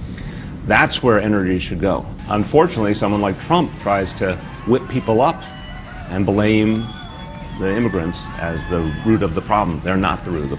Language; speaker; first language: English; native; English